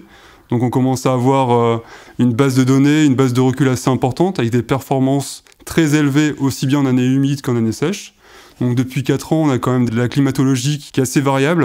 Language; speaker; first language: French; native; French